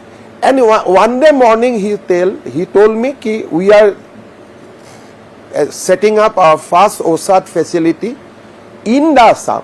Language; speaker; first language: English; non-native, local second language; Assamese